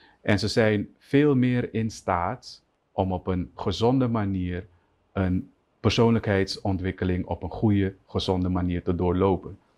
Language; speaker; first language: Dutch; native; Dutch